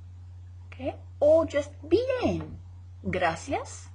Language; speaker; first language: Spanish; non-native, fluent; English